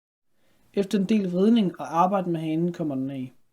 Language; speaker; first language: Danish; native; Danish